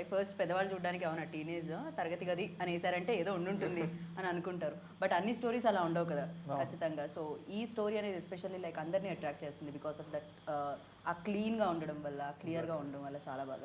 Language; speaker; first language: Telugu; native; Telugu